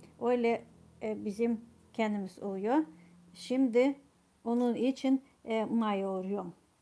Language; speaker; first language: Turkish; non-native, fluent; Ukrainian